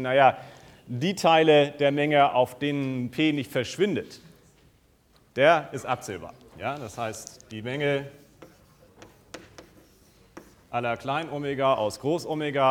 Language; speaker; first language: German; native; German